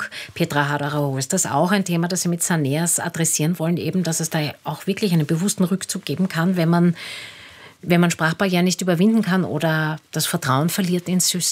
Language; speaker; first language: German; native; German